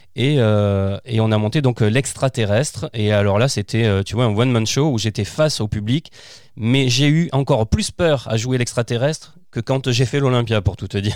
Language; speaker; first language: French; native; French